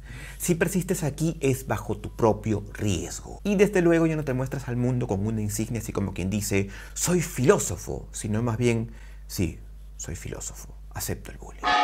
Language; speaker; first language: Spanish; native; Spanish